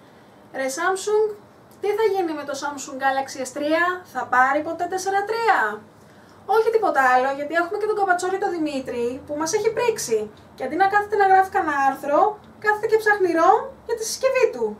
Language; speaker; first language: Greek; native; Greek